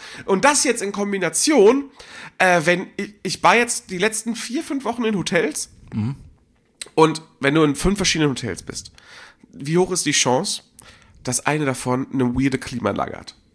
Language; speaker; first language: German; native; German